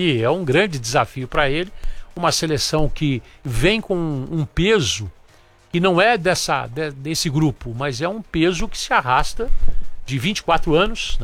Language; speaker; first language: Portuguese; native; Portuguese